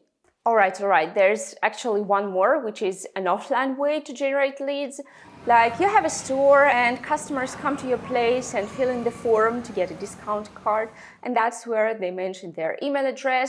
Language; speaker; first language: English; non-native, fluent; Russian